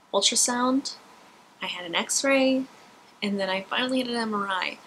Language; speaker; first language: English; native; English